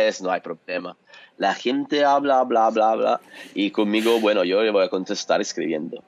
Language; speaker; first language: Spanish; non-native, fluent; Italian